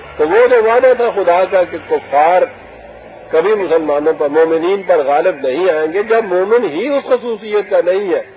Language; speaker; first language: Urdu; native; Urdu